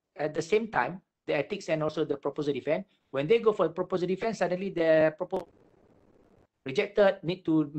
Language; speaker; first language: English; non-native, local second language; Malay